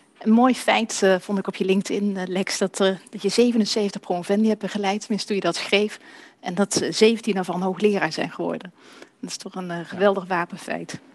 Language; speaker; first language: Dutch; native; Dutch